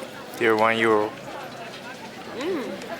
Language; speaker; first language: English; non-native, learner; Japanese